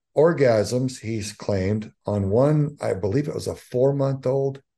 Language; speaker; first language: English; native; English